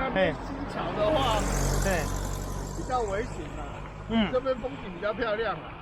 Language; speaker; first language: Chinese; native; Chinese